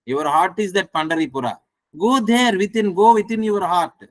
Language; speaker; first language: English; non-native, local second language; Telugu